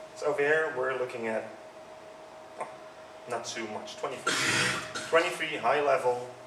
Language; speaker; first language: English; non-native, fluent; Dutch